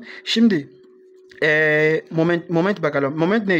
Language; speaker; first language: Turkish; non-native, learner; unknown